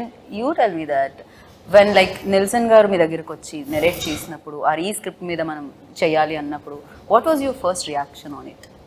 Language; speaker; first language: Telugu; native; Telugu